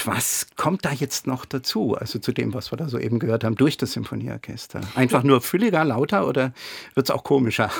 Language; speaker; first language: German; native; German